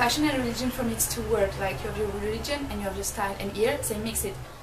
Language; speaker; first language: English; non-native, fluent; French